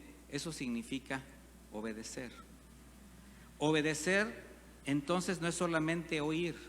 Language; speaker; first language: Spanish; native; Spanish